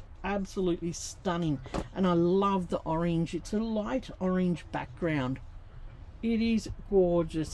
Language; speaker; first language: English; native; English